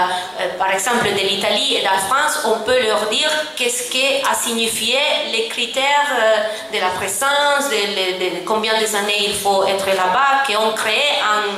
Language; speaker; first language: French; non-native, fluent; Italian